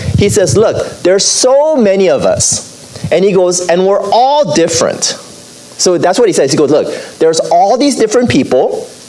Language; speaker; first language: English; native; English